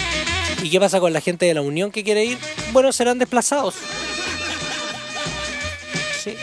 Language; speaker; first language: Spanish; native; Spanish